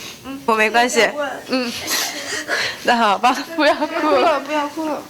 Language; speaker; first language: Chinese; non-native, learner; Korean